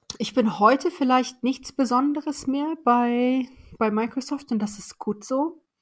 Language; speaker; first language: German; early bilingual, other home language; Persian